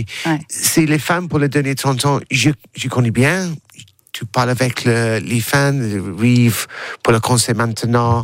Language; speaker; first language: French; non-native, learner; English